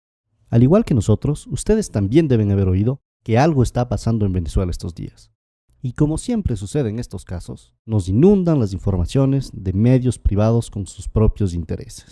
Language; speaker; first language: Spanish; native; Spanish